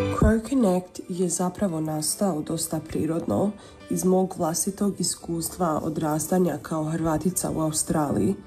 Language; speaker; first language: Croatian; early bilingual, heritage; Croatian